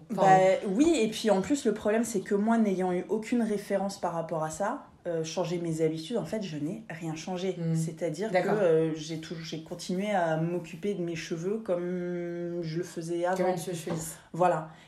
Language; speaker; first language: French; native; French